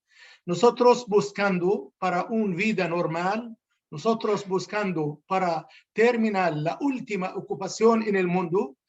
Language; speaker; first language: Spanish; non-native, learner; Arabic